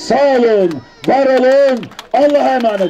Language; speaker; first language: Turkish; native; Turkish